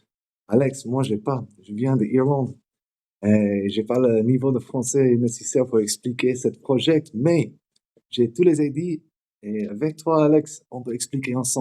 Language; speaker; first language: French; non-native, learner; English